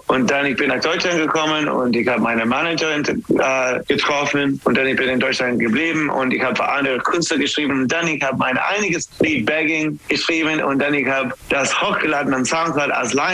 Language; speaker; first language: German; non-native, learner; English